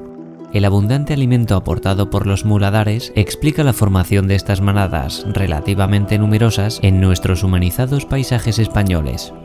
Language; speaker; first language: Spanish; native; Spanish